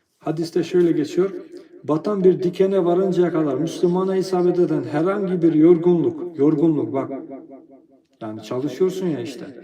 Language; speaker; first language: Turkish; non-native, fluent; Albanian